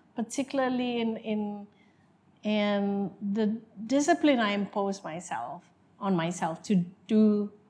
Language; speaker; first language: English; non-native, local second language; Malay